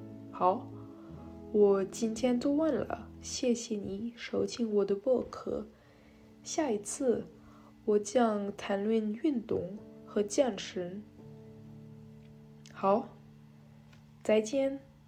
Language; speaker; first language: Chinese; non-native, learner; French